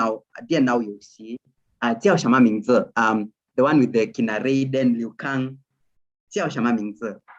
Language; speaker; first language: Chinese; non-native, fluent; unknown